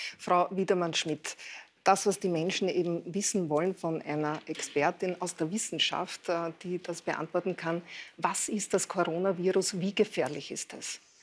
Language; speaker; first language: German; native; German